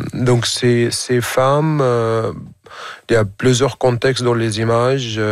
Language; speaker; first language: French; non-native, fluent; Arabic